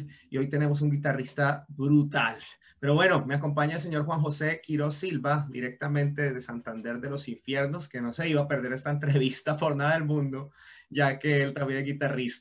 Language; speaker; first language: Spanish; native; Spanish